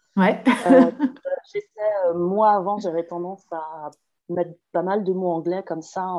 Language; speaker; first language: French; native; French